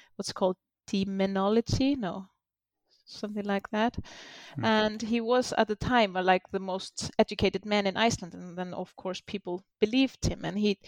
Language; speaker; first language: English; non-native, fluent; Icelandic